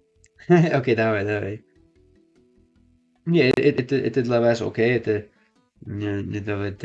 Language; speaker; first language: Russian; non-native, learner; English